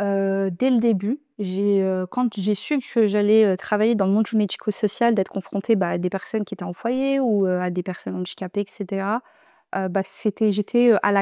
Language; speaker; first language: French; native; French